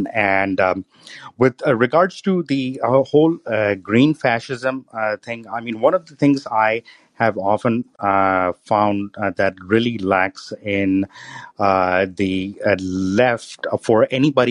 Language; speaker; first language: English; non-native, local second language; Urdu